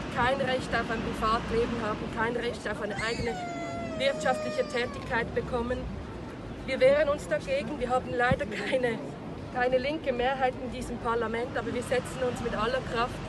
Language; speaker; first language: German; native; German